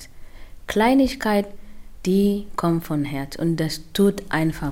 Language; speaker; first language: German; non-native, learner; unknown